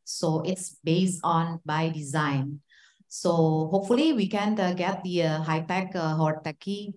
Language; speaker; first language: English; non-native, fluent; Indonesian